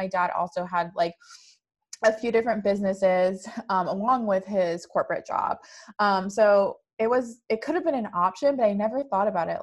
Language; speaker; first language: English; native; English